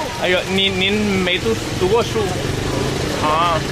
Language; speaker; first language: Chinese; non-native, fluent; English